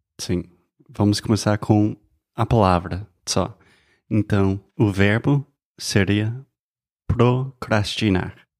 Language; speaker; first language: Portuguese; non-native, fluent; English